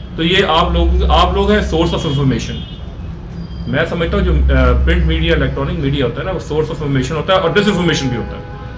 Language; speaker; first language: Urdu; non-native, local second language; Punjabi